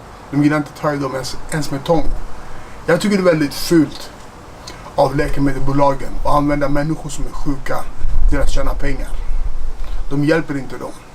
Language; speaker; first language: Swedish; non-native, fluent; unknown